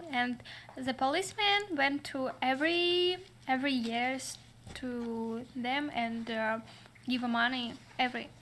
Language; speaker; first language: English; non-native, learner; Russian